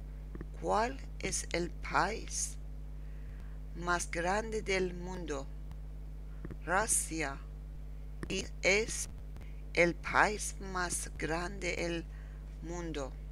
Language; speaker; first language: Spanish; non-native, learner; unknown